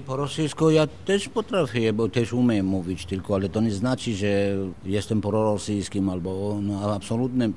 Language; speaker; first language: Polish; non-native, fluent; Georgian